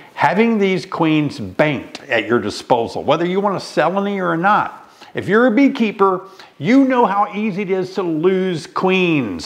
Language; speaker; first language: English; native; English